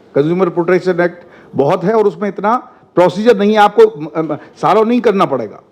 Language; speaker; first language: Hindi; non-native, local second language; Telugu